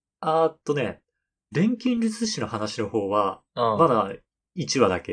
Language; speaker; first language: Japanese; native; Japanese